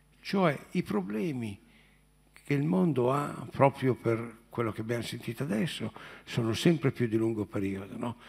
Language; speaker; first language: Italian; native; Italian